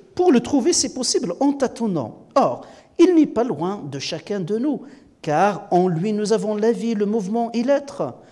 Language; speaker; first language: French; non-native, local second language; Kabyle